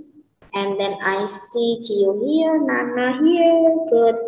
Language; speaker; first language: English; non-native, learner; Indonesian